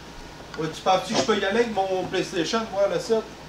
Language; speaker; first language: French; native; French